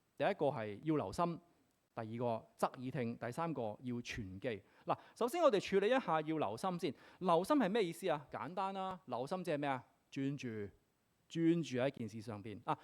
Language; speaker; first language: Cantonese; native; Cantonese